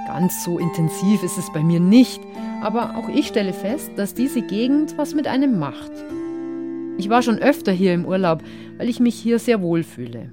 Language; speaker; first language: German; native; German